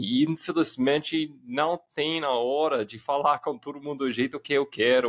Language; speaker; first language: Portuguese; non-native, fluent; English